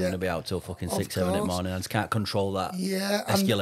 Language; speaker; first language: English; native; English